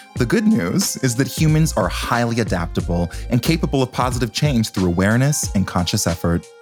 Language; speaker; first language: English; native; English